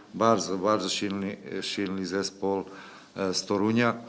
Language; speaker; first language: Polish; non-native, learner; Serbian